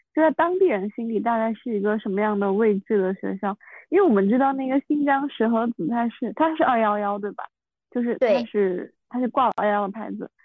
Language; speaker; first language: Chinese; non-native, local second language; Min Nan Chinese